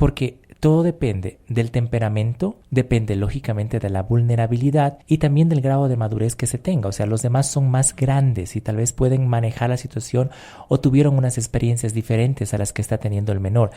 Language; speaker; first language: Spanish; native; Spanish